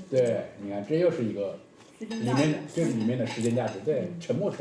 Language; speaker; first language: Chinese; native; Chinese